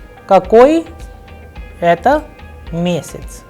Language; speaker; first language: Russian; non-native, fluent; Hindi